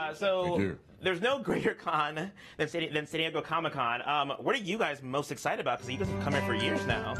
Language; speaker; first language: English; native; English